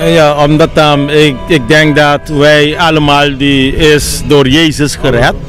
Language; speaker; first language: Dutch; non-native, local second language; Papiamento